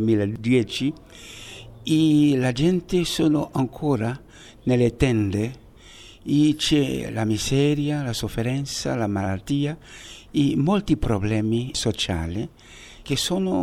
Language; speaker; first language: Italian; non-native, fluent; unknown